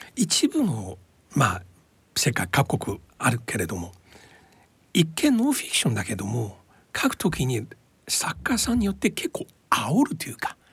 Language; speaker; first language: Japanese; non-native, fluent; Chinese